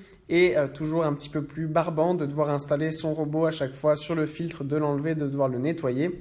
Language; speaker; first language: French; native; French